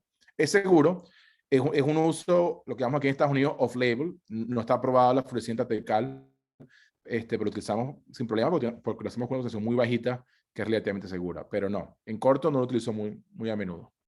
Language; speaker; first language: Spanish; native; Spanish